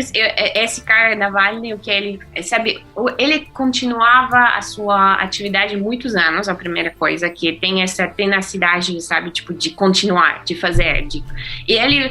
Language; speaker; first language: Portuguese; non-native, fluent; Russian